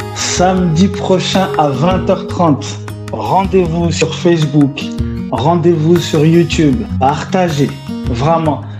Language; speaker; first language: French; native; French